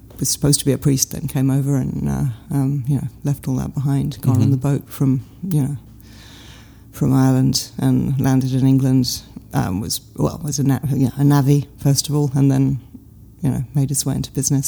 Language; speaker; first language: English; native; English